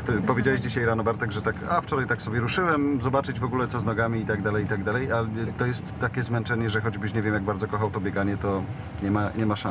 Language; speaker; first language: Polish; native; Polish